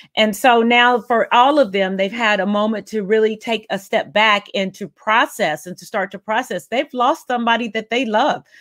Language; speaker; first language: English; native; English